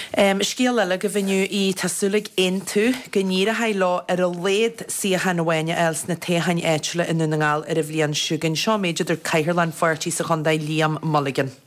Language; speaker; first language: Irish; native; Irish